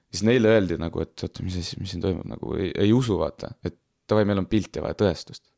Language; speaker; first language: Estonian; non-native, local second language; Russian